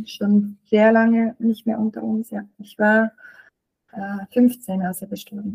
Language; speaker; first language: German; native; German